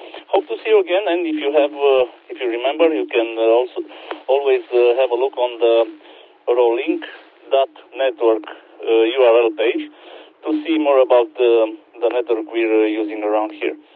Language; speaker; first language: English; non-native, fluent; Romanian